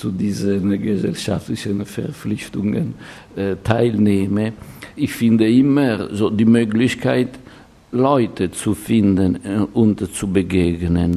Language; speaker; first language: German; non-native, fluent; Italian